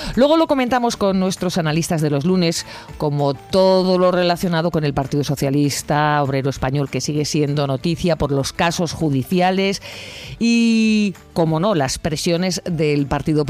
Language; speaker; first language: Spanish; native; Spanish